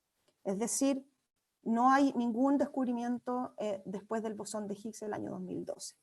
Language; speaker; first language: Spanish; native; Spanish